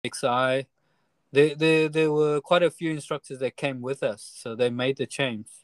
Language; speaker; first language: English; non-native, fluent; Chinese